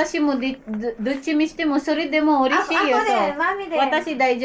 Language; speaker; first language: Japanese; non-native, fluent; Cebuano